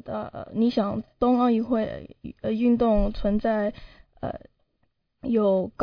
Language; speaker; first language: Chinese; early bilingual, heritage; Chinese